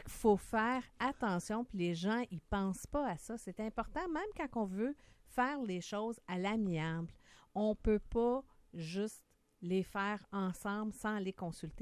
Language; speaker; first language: French; native; French